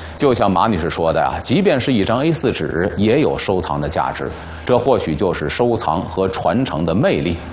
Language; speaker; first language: Chinese; native; Chinese